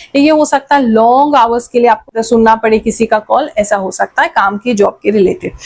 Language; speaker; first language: Hindi; native; Hindi